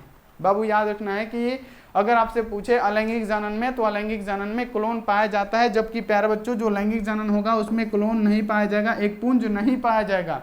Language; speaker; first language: Hindi; native; Hindi